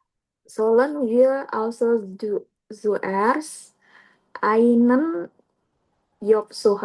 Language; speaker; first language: German; non-native, learner; Indonesian